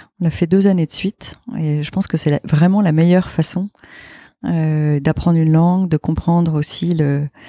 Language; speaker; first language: French; native; French